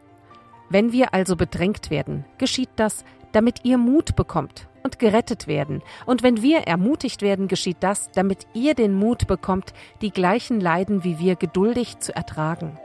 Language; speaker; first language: German; native; German